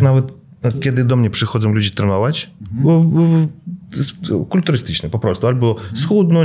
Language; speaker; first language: Polish; non-native, fluent; Russian